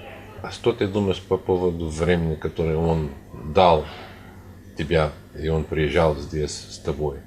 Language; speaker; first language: Russian; non-native, learner; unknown